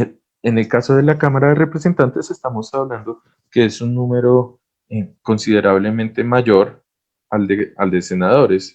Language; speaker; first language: Spanish; native; Spanish